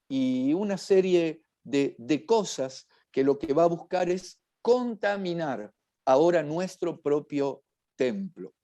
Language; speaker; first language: Spanish; native; Spanish